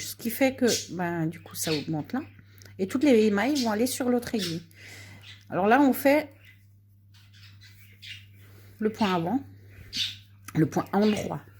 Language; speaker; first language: French; native; French